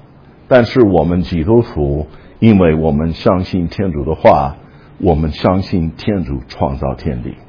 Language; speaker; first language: Chinese; non-native, fluent; English